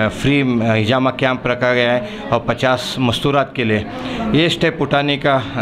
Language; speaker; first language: Hindi; non-native, local second language; Urdu